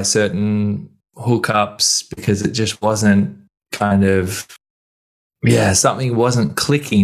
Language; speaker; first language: English; native; English